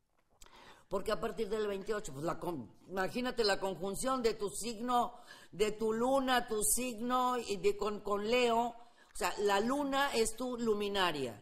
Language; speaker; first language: Spanish; native; Spanish